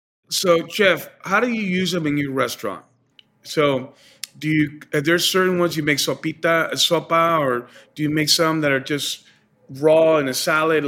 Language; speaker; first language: English; early bilingual, other home language; Spanish